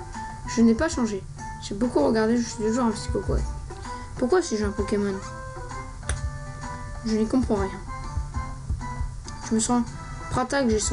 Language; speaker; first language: French; native; French